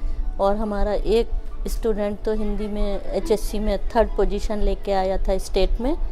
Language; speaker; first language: Hindi; native; Hindi